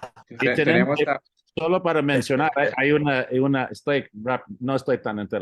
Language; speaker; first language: Spanish; early bilingual, heritage; English